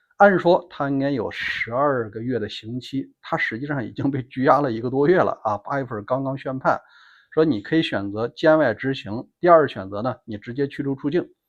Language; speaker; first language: Chinese; native; Chinese